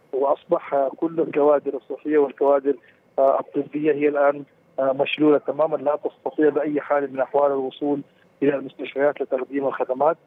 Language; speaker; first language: Arabic; native; Arabic